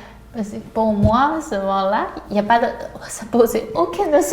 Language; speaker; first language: French; non-native, learner; Chinese